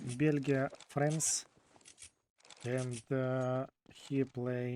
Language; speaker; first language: English; non-native, learner; Ukrainian